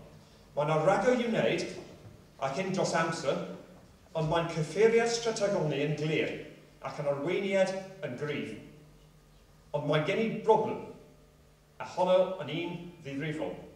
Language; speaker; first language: Welsh; non-native, local second language; English